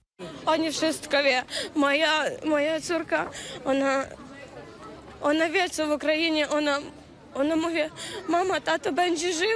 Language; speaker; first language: Polish; non-native, learner; Ukrainian